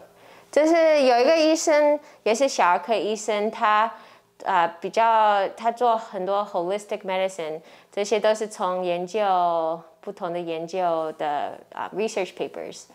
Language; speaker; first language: Chinese; early bilingual, heritage; English